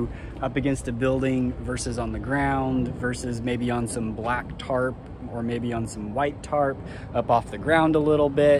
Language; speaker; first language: English; native; English